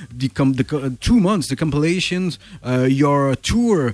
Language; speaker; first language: English; non-native, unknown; French